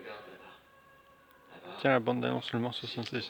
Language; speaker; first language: French; native; French